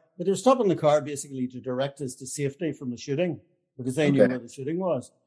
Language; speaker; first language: English; native; English